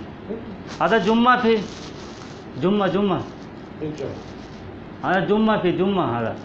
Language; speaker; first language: Arabic; non-native, learner; Hindi